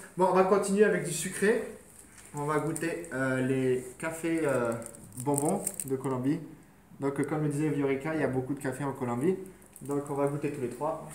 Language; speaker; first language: French; native; French